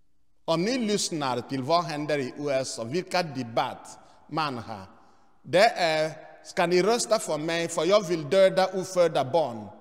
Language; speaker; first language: Swedish; non-native, fluent; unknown